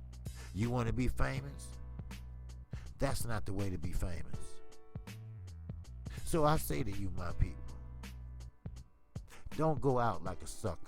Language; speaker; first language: English; native; English